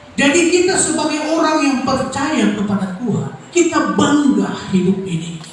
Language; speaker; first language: Indonesian; native; Indonesian